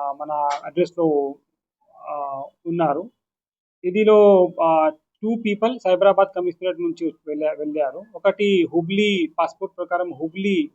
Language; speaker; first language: Telugu; non-native, local second language; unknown